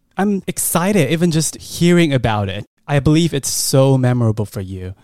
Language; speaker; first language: English; non-native, fluent; Chinese